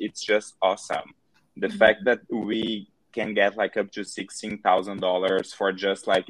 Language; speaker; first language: English; non-native, fluent; Portuguese